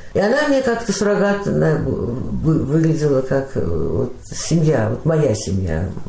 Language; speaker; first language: Russian; native; Russian